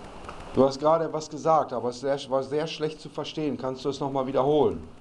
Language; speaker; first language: German; native; German